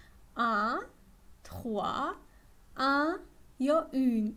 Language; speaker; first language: French; non-native, fluent; Persian